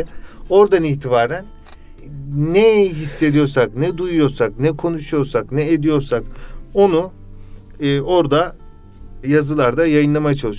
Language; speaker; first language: Turkish; native; Turkish